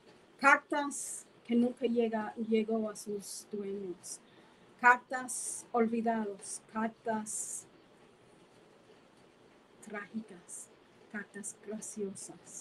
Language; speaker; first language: Spanish; non-native, fluent; English